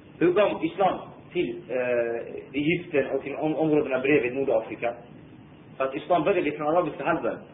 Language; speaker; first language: Swedish; non-native, fluent; Arabic